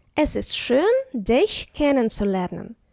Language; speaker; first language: German; non-native, fluent; Ukrainian